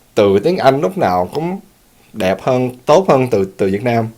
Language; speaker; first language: Vietnamese; early bilingual, heritage; Vietnamese